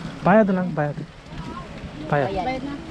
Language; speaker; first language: Filipino; non-native, learner; Korean